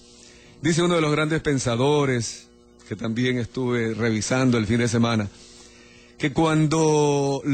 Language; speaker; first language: Spanish; native; Spanish